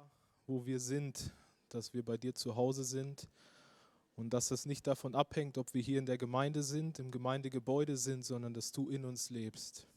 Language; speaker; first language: German; native; German